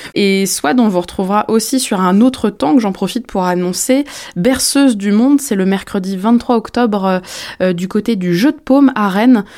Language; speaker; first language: French; native; French